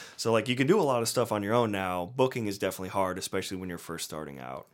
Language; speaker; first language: English; native; English